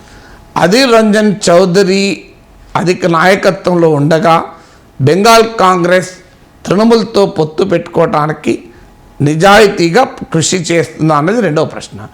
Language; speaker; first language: Telugu; native; Telugu